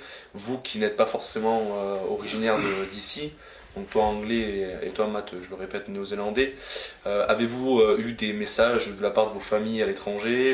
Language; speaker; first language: French; native; French